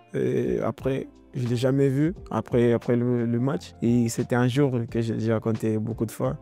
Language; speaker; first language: French; non-native, learner; Portuguese